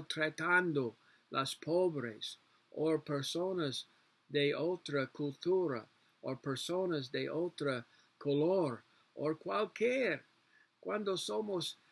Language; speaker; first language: Spanish; non-native, learner; English